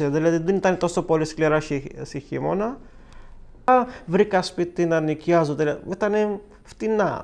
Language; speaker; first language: Greek; non-native, fluent; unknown